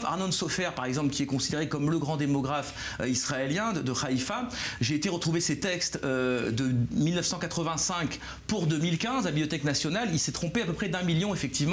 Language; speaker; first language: French; native; French